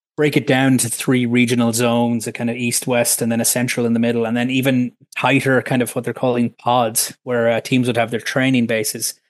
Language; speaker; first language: English; native; English